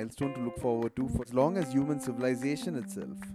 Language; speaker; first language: English; non-native, local second language; Malayalam